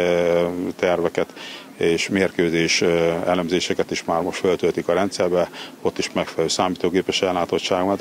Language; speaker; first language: Hungarian; native; Hungarian